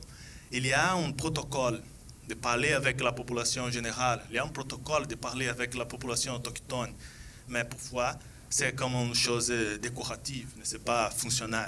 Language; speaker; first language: French; non-native, fluent; Portuguese